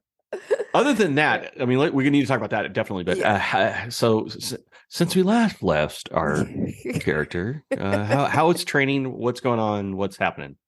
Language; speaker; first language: English; native; English